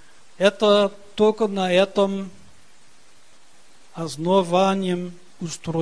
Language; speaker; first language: Russian; early bilingual, heritage; Russian